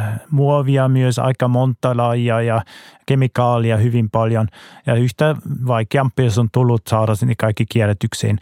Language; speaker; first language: Finnish; non-native, fluent; German